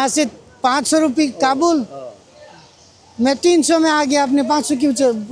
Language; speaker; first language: Hindi; non-native, local second language; Bangla